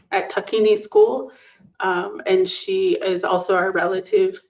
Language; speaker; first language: English; native; English